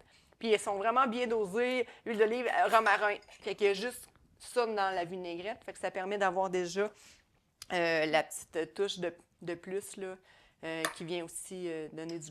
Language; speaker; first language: French; native; French